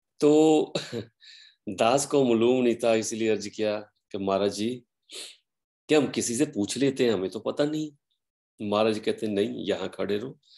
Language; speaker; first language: Hindi; non-native, local second language; Punjabi